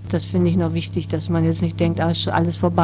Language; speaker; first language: German; native; German